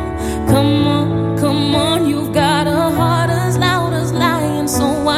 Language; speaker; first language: English; native; English